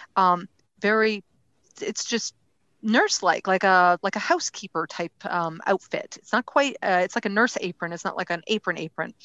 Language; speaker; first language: English; native; English